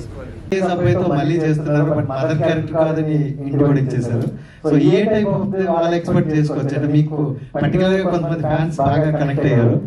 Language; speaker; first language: Telugu; native; Telugu